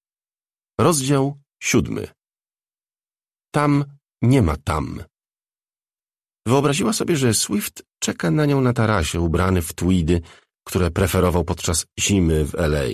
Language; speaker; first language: Polish; native; Polish